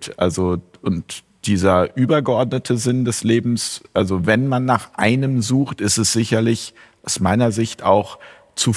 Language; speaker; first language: German; native; German